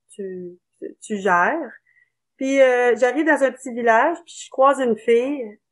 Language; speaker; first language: French; native; French